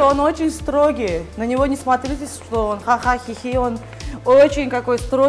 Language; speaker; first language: Russian; non-native, local second language; Uzbek